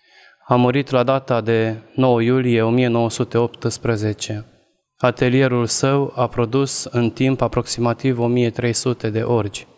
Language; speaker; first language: Romanian; non-native, local second language; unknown